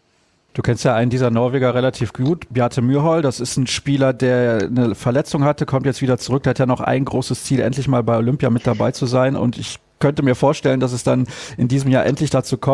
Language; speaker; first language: German; native; German